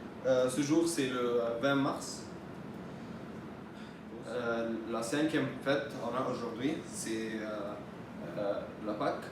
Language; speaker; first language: French; non-native, learner; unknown